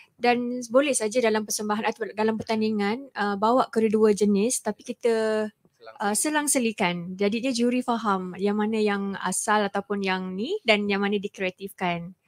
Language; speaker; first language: Malay; native; Malay